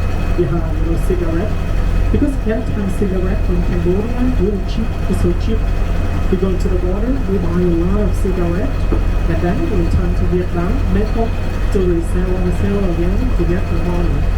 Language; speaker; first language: English; non-native, learner; Vietnamese